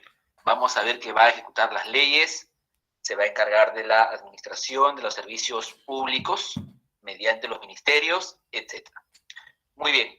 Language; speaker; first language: Spanish; native; Spanish